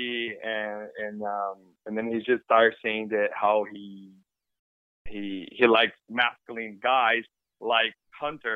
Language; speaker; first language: English; non-native, fluent; Portuguese